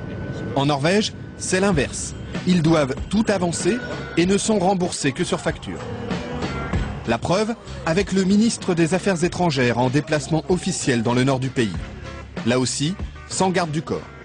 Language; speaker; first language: French; native; French